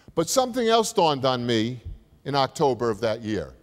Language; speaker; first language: English; native; English